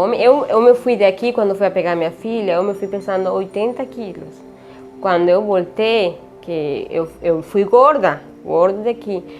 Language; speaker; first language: Portuguese; non-native, learner; Spanish